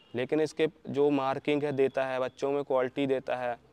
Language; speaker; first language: Hindi; native; Hindi